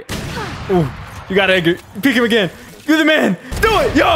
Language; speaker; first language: English; native; English